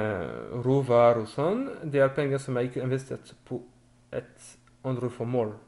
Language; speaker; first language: Norwegian; non-native, fluent; French